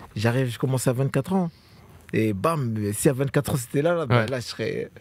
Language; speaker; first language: French; native; French